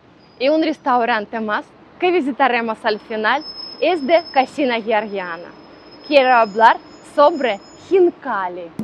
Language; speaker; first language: Spanish; non-native, learner; Ukrainian